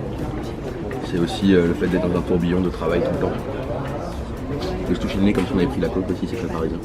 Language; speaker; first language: French; native; French